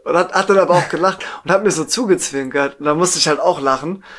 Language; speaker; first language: German; native; German